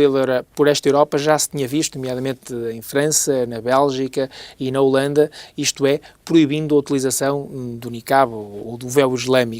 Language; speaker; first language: Portuguese; native; Portuguese